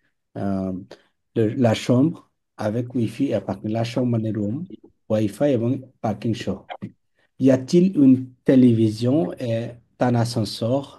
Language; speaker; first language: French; non-native, fluent; Bangla